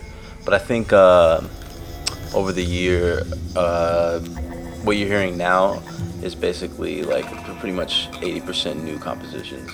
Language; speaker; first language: English; native; English